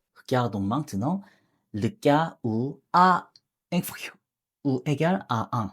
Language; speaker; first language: French; non-native, learner; Korean